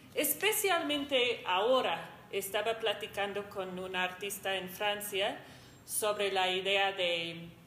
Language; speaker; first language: Spanish; non-native, fluent; English